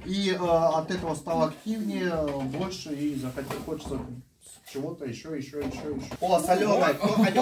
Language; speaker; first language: Russian; native; Russian